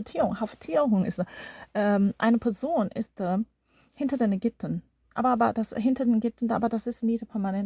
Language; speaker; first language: German; non-native, learner; Korean